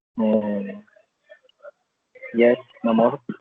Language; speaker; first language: English; non-native, learner; Spanish